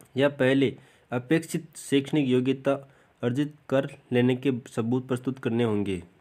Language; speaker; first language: Hindi; native; Hindi